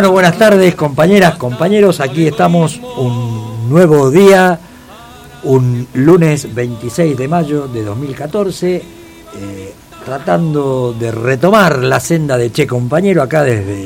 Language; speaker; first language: Spanish; native; Spanish